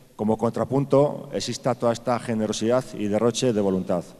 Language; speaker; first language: Spanish; non-native, local second language; Basque